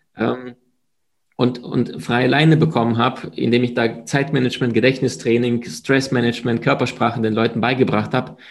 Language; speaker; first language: German; early bilingual, other home language; Russian